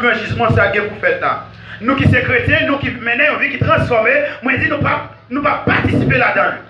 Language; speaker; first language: French; non-native, local second language; Haitian Creole